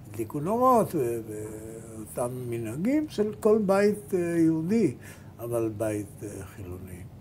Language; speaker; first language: Hebrew; native; Hebrew